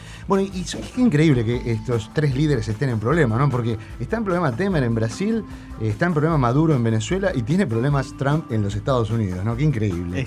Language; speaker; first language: Spanish; native; Spanish